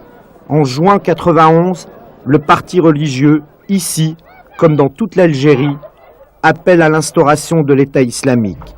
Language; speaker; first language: French; native; French